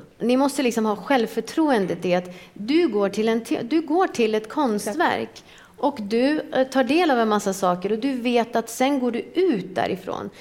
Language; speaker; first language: Swedish; early bilingual, other home language; Persian